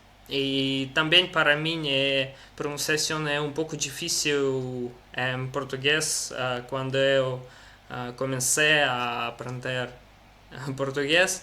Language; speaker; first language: Portuguese; non-native, learner; Russian